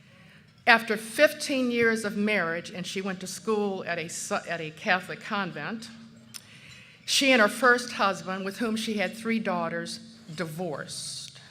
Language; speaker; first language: English; native; English